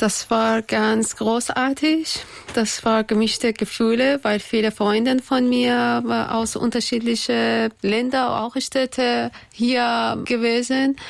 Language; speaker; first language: German; non-native, fluent; Persian